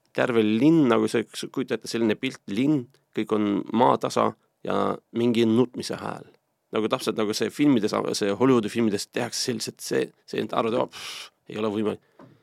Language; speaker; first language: Estonian; non-native, fluent; Turkish